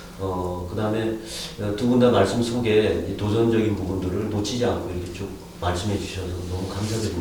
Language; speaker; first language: Korean; native; Korean